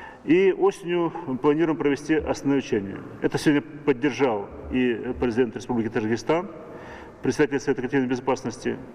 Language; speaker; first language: Russian; native; Russian